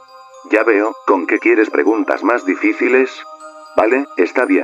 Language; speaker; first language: Spanish; native; Spanish